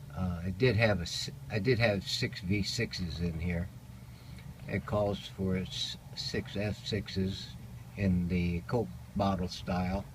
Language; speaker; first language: English; native; English